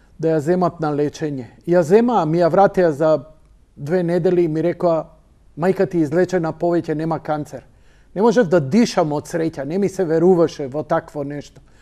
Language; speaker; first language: Macedonian; native; Macedonian